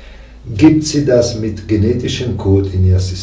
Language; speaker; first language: German; non-native, fluent; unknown